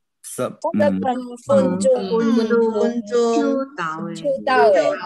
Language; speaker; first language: Chinese; non-native, learner; Indonesian